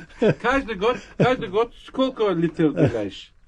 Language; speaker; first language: Russian; non-native, learner; Turkish